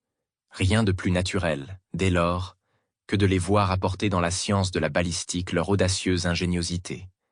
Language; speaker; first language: French; native; French